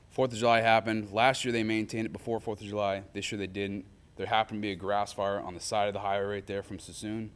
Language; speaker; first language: English; native; English